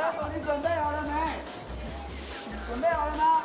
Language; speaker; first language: Chinese; native; Chinese